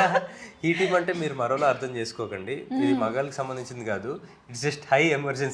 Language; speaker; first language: Telugu; native; Telugu